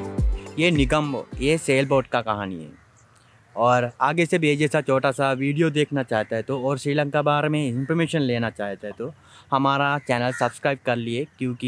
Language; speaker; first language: Hindi; non-native, fluent; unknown